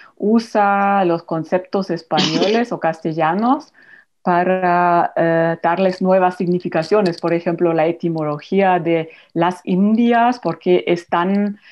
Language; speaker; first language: Spanish; non-native, fluent; German